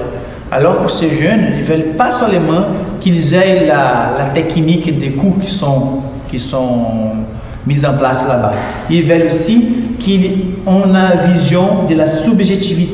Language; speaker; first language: French; non-native, fluent; Portuguese